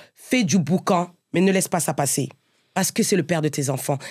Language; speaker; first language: French; native; French